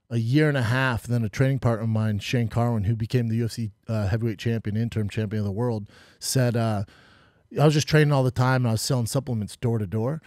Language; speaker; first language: English; native; English